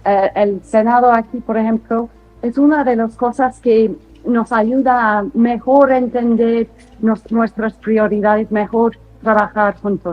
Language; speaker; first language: Spanish; non-native, fluent; English